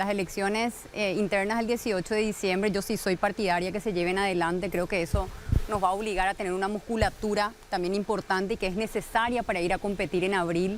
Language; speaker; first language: Spanish; native; Spanish